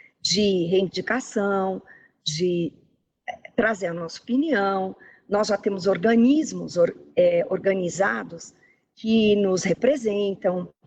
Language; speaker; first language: Portuguese; native; Portuguese